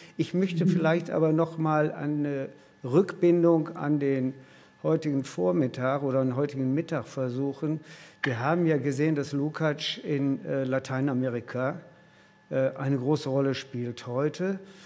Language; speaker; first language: German; native; German